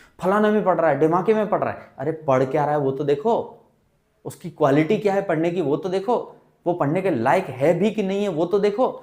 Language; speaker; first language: Hindi; native; Hindi